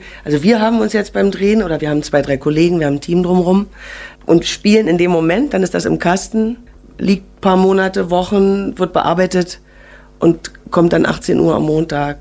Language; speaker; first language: German; native; German